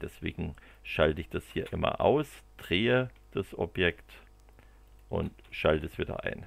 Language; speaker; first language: German; native; German